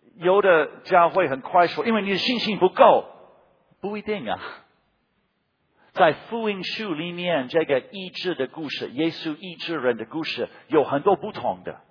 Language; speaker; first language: Chinese; non-native, fluent; English